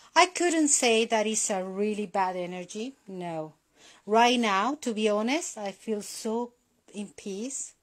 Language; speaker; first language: English; non-native, learner; Spanish